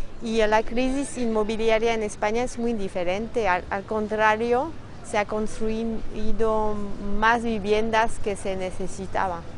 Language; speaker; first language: Spanish; non-native, fluent; French